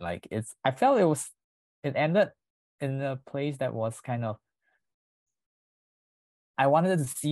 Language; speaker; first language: English; non-native, local second language; Chinese